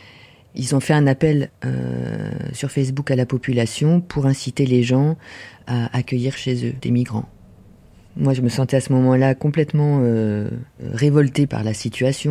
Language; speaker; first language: French; native; French